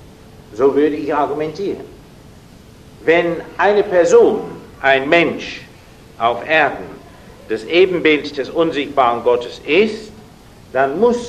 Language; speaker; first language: German; non-native, fluent; English